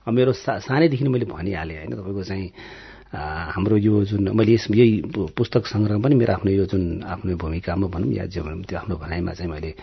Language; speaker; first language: Nepali; non-native, local second language; Gurung